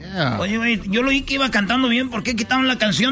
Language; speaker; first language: Spanish; native; Spanish